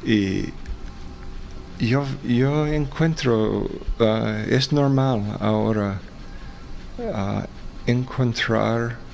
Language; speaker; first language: Spanish; non-native, fluent; English